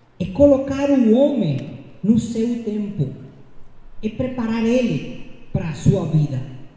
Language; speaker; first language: Portuguese; non-native, fluent; Spanish